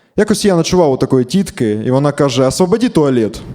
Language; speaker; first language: Ukrainian; native; Ukrainian